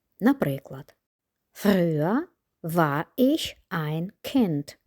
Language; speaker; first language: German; non-native, fluent; Ukrainian